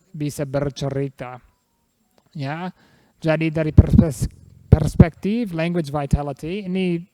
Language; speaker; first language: Indonesian; non-native, fluent; English